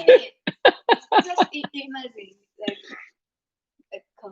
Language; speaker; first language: English; non-native, learner; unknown